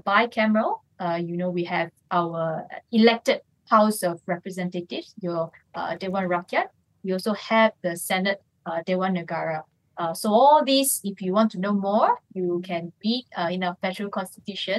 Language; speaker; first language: English; non-native, local second language; Chinese